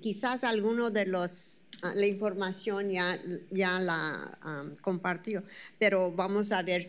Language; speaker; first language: Spanish; early bilingual, heritage; Spanish